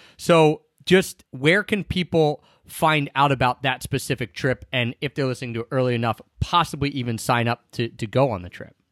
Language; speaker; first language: English; native; English